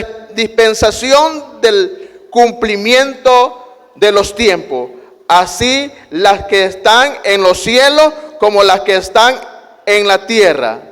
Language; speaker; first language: Spanish; native; Spanish